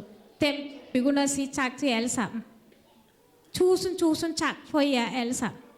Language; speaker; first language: Danish; non-native, fluent; Tamil